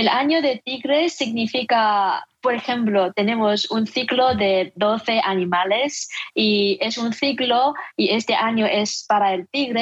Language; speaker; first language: Spanish; non-native, fluent; Chinese